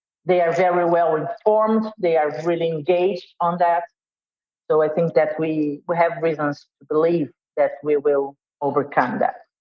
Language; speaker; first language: English; non-native, fluent; Portuguese